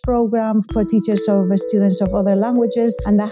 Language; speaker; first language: English; non-native, fluent; Spanish